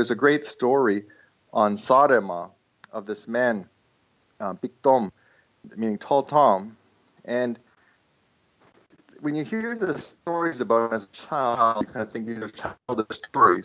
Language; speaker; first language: English; non-native, fluent; Estonian